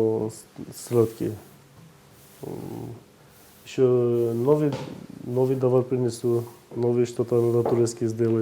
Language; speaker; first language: Russian; non-native, learner; Turkish